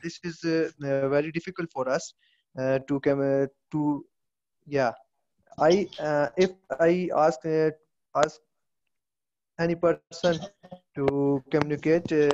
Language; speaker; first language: English; non-native, local second language; Urdu